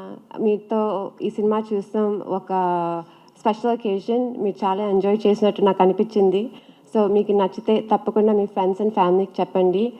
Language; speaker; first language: Telugu; early bilingual, heritage; Telugu